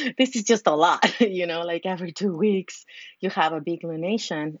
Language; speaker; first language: English; non-native, fluent; Spanish